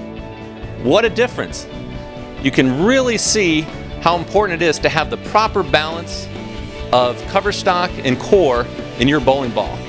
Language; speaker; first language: English; native; English